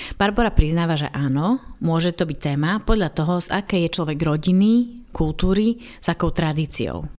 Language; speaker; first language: Slovak; native; Slovak